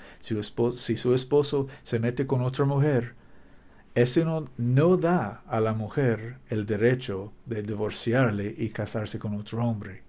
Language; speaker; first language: Spanish; non-native, learner; English